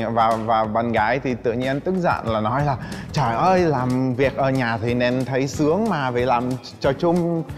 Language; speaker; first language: Vietnamese; non-native, fluent; Czech